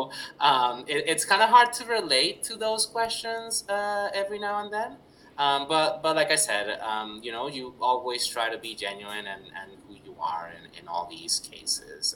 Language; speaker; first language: English; non-native, fluent; Spanish